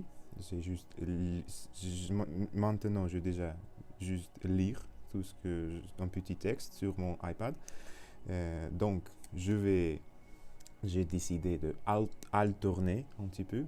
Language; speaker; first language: French; non-native, learner; Russian